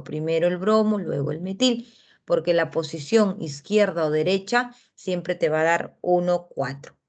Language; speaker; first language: Spanish; native; Spanish